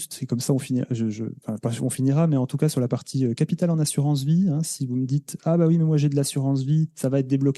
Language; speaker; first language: French; native; French